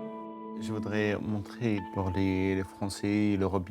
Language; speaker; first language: French; non-native, learner; Arabic